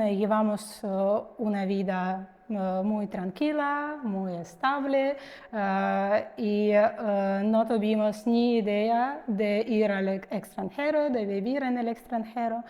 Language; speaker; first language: Spanish; non-native, fluent; Russian